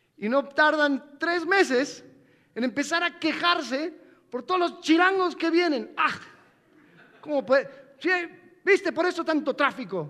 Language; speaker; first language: Spanish; non-native, fluent; English